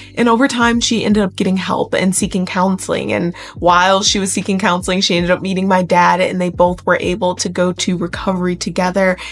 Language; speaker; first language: English; native; English